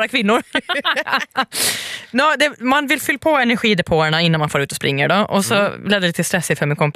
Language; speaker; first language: Swedish; native; Swedish